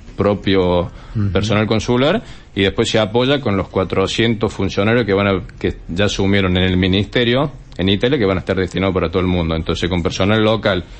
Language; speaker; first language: Spanish; native; Spanish